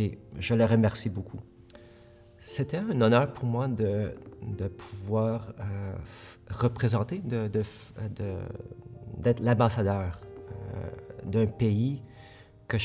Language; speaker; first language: French; early bilingual, other home language; Korean